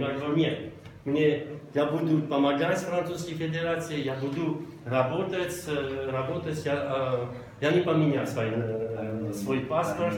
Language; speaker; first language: Russian; non-native, local second language; Armenian